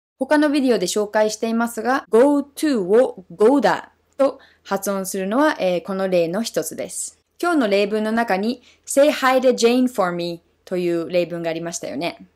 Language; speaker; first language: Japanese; non-native, fluent; English